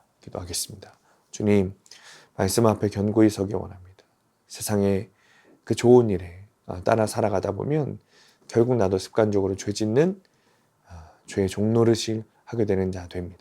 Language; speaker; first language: Korean; native; Korean